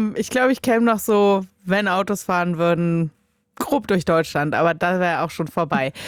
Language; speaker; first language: German; native; German